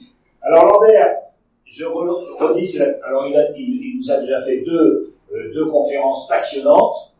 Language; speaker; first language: French; native; French